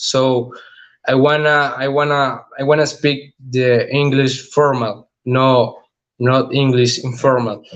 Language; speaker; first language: English; non-native, learner; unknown